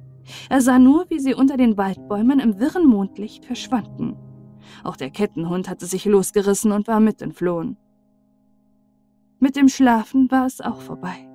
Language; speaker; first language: German; native; German